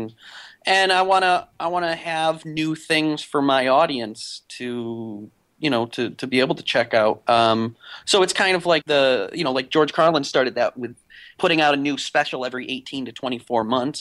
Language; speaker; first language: English; native; English